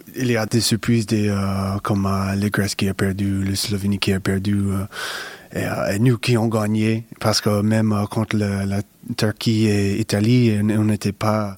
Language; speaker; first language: French; non-native, fluent; English